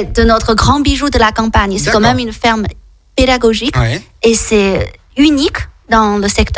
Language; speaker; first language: French; non-native, fluent; Chinese